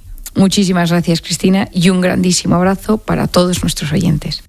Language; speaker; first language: Spanish; native; Spanish